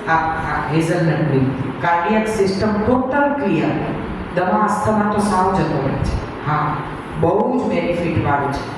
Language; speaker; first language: Gujarati; native; Gujarati